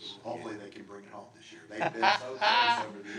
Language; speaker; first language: English; native; English